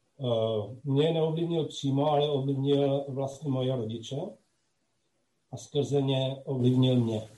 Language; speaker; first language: Czech; non-native, local second language; Slovak